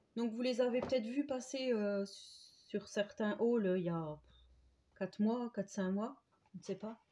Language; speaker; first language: French; native; French